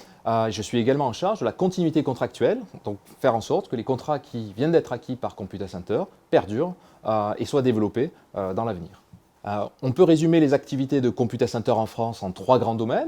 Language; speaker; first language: French; native; French